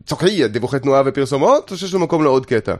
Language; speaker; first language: Hebrew; native; Hebrew